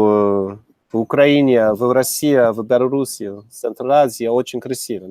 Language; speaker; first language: Russian; non-native, learner; English